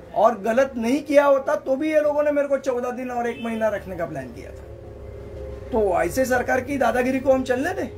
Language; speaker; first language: Hindi; non-native, local second language; Marathi